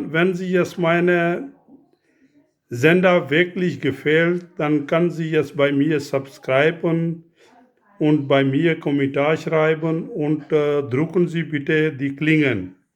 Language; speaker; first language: German; non-native, learner; Urdu